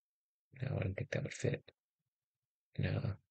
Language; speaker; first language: English; native; English